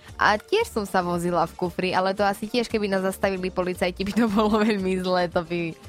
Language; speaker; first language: Slovak; native; Slovak